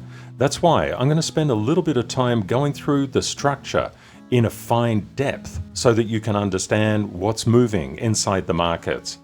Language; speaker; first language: English; native; English